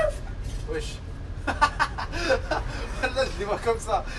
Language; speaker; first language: French; native; French